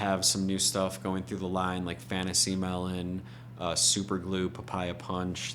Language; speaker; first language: English; native; English